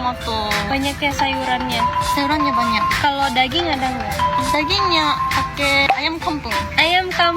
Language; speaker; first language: Indonesian; non-native, learner; Japanese